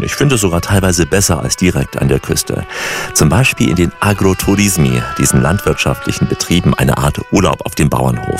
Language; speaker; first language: German; native; German